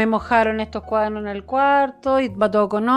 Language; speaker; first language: Spanish; native; Spanish